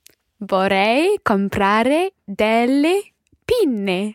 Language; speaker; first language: Italian; non-native, learner; English